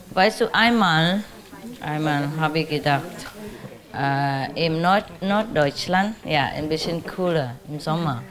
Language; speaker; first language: German; non-native, learner; Vietnamese